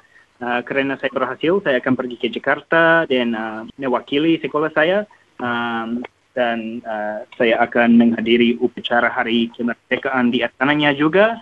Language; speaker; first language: Indonesian; non-native, learner; English